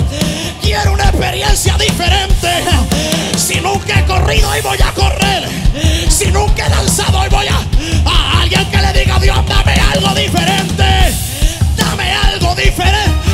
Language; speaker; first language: Spanish; native; Spanish